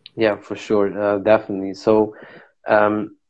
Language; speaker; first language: English; non-native, fluent; Arabic